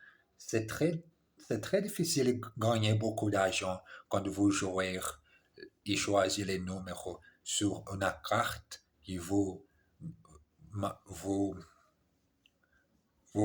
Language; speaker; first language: French; non-native, learner; English